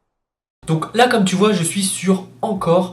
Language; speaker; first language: French; native; French